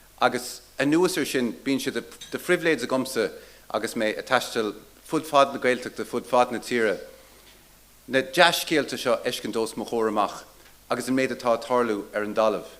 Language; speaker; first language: Irish; native; Irish